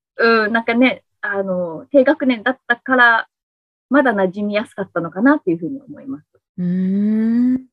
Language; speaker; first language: Japanese; native; Japanese